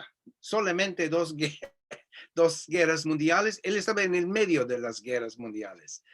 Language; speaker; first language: Spanish; non-native, fluent; English